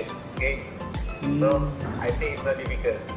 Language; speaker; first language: English; non-native, learner; Indonesian